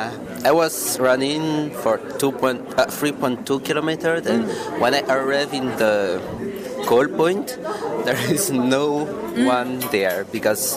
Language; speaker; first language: English; non-native, fluent; Malagasy